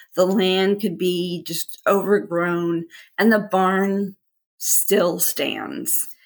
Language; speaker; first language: English; native; English